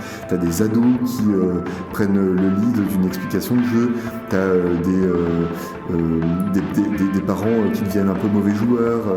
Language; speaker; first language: French; native; French